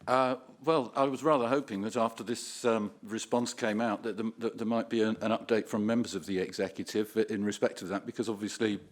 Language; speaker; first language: English; native; English